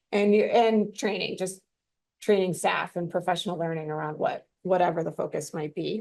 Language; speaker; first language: English; native; English